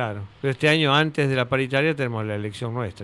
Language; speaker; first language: Spanish; native; Spanish